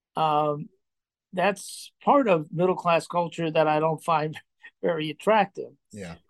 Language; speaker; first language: English; native; English